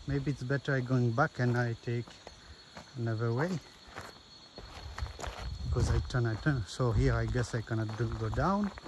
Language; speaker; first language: English; non-native, learner; French